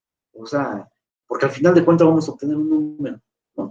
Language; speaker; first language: Spanish; native; Spanish